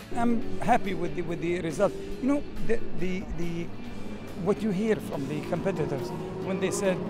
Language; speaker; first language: English; non-native, fluent; Russian